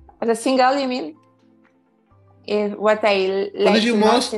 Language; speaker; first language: English; non-native, fluent; French